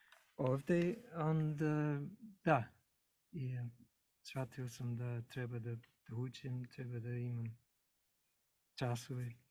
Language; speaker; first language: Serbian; non-native, learner; English